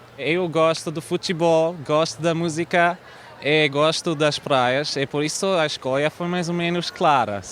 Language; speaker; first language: Portuguese; non-native, fluent; German